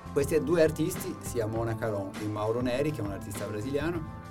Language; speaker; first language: Italian; non-native, fluent; Portuguese